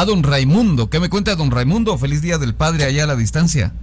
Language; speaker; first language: Spanish; native; Spanish